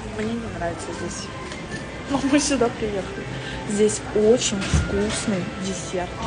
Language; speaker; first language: Russian; native; Russian